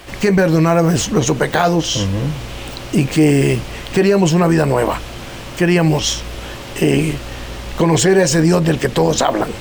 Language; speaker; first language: Spanish; native; Spanish